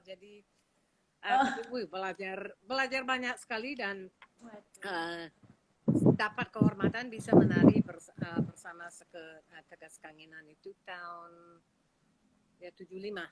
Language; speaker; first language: Indonesian; non-native, fluent; English